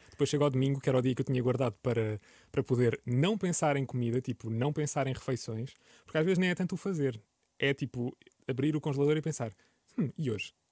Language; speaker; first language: Portuguese; native; Portuguese